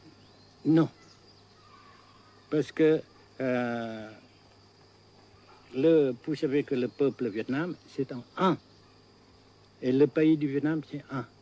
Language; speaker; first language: French; non-native, local second language; Vietnamese